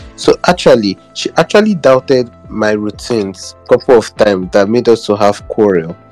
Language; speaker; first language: English; non-native, local second language; Igbo